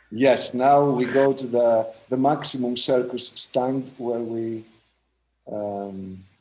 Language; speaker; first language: English; non-native, fluent; Greek